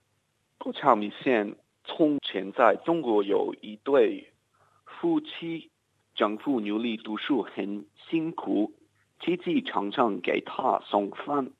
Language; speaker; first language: Chinese; non-native, learner; English